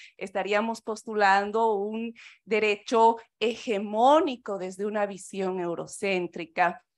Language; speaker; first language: Spanish; native; Spanish